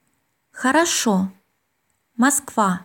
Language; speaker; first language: Russian; non-native, learner; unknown